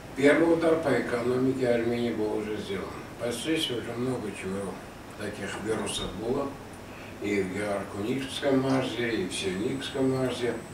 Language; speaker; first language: Russian; non-native, local second language; Armenian